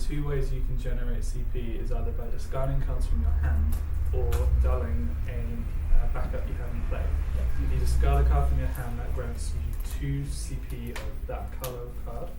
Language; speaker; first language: English; native; English